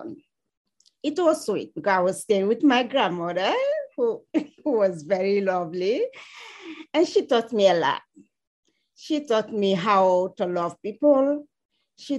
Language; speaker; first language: English; non-native, local second language; Fula